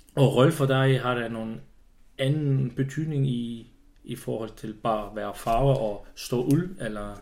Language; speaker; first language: Danish; non-native, fluent; Swiss German